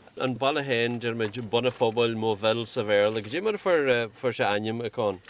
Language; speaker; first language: Irish; native; Irish